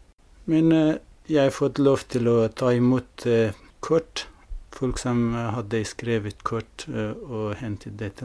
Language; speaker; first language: Norwegian; non-native, fluent; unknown